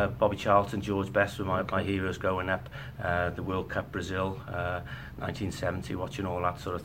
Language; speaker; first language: English; native; English